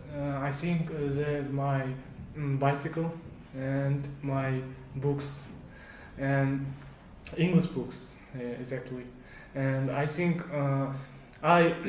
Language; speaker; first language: English; non-native, learner; Kazakh